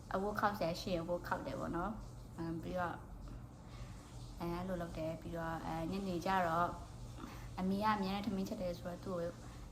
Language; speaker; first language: Burmese; non-native, local second language; Kachin